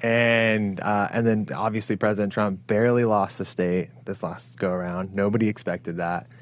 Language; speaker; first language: English; native; English